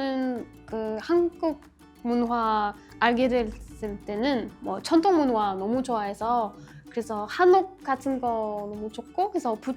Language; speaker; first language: Korean; non-native, learner; French